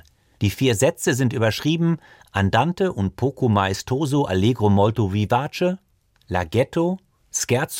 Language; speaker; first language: German; native; German